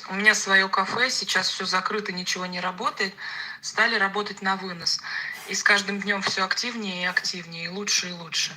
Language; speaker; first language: Russian; native; Russian